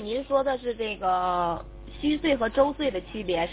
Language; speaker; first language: Chinese; native; Chinese